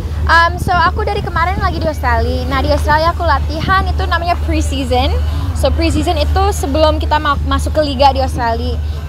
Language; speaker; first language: Indonesian; early bilingual, heritage; Indonesian